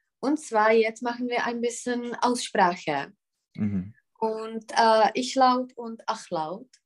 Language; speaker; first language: German; non-native, fluent; Czech